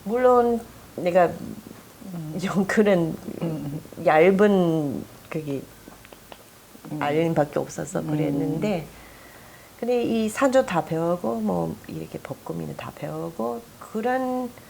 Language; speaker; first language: Korean; non-native, fluent; English